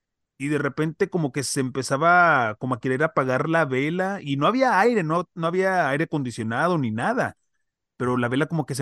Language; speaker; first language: Spanish; native; Spanish